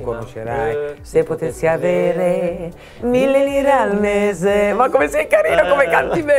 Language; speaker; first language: Italian; native; Italian